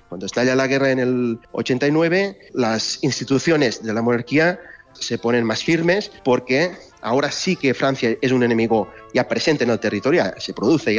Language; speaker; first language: Spanish; native; Spanish